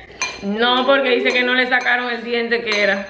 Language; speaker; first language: Spanish; native; Spanish